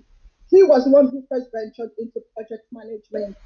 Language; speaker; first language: English; non-native, local second language; Yoruba